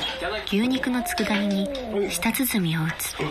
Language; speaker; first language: Japanese; native; Japanese